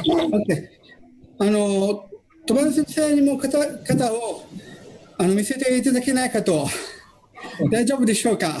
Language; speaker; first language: Japanese; non-native, fluent; Italian